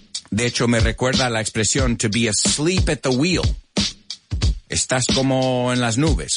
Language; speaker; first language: Spanish; early bilingual, heritage; Spanish